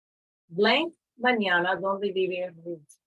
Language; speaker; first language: Spanish; non-native, fluent; English